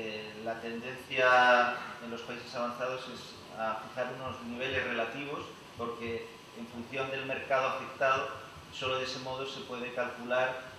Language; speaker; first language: Spanish; native; Spanish